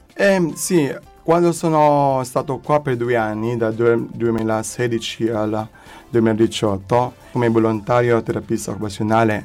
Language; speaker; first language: Italian; non-native, learner; Filipino